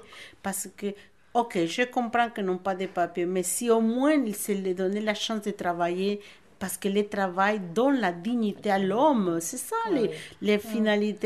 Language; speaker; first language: French; non-native, fluent; Spanish